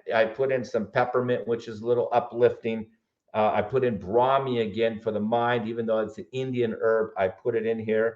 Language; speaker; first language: English; native; English